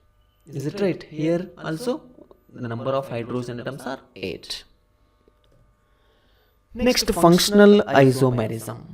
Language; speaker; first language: English; non-native, local second language; Kannada